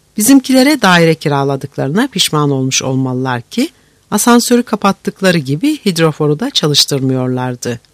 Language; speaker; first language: Turkish; native; Turkish